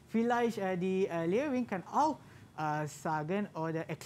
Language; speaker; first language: German; non-native, learner; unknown